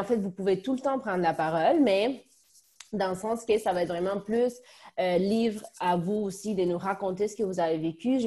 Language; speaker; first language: French; native; French